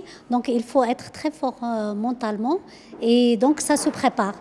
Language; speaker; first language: French; non-native, local second language; Arabic